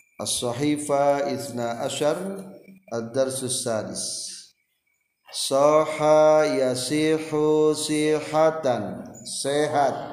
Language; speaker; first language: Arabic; non-native, learner; Indonesian